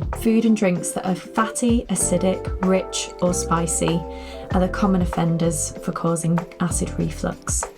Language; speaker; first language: English; native; English